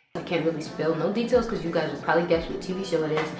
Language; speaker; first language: English; native; English